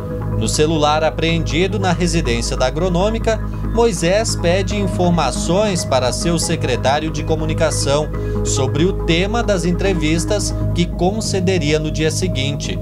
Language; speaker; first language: Portuguese; native; Portuguese